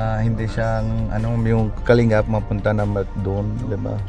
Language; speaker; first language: Filipino; non-native, learner; Hindi